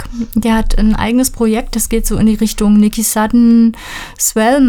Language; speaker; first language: German; native; German